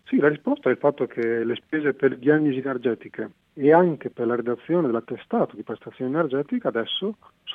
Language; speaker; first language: Italian; native; Italian